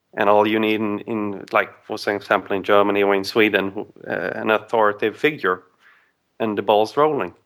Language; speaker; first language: English; non-native, fluent; Swedish